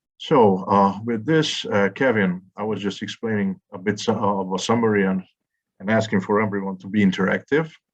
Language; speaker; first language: English; non-native, fluent; Hungarian